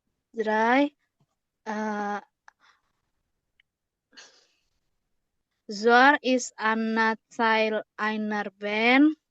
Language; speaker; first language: German; non-native, learner; Indonesian